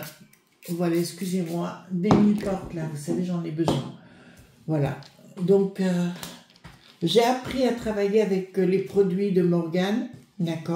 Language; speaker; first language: French; native; French